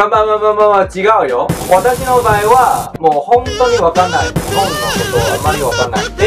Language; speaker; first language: Japanese; non-native, learner; Chinese